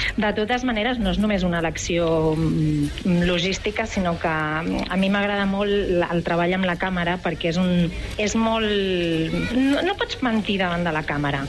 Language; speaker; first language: Catalan; native; Catalan